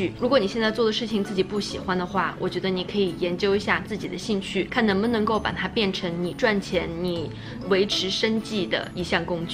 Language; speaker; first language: Chinese; native; Chinese